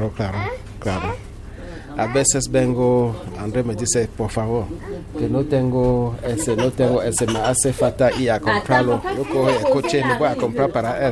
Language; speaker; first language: Spanish; non-native, fluent; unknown